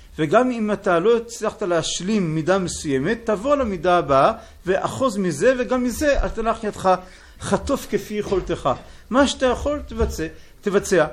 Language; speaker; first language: Hebrew; native; Hebrew